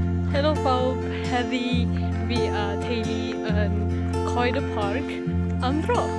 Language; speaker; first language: Welsh; non-native, learner; Malay